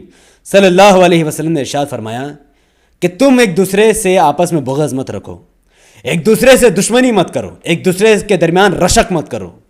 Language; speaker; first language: Hindi; native; Hindi